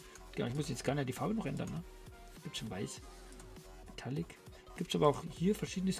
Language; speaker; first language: German; native; German